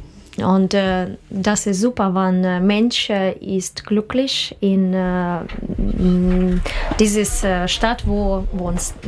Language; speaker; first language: German; non-native, learner; Russian